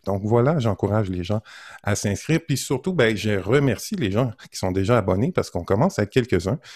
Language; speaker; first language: French; native; French